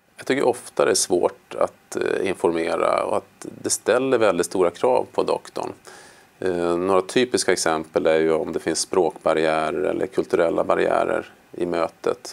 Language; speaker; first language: Swedish; native; Swedish